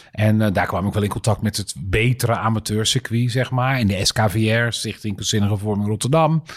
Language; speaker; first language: Dutch; native; Dutch